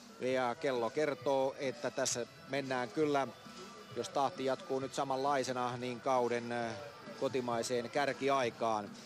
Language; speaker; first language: Finnish; native; Finnish